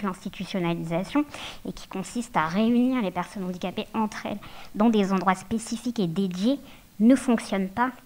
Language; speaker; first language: French; native; French